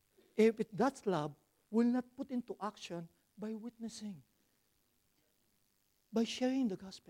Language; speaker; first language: English; non-native, local second language; Filipino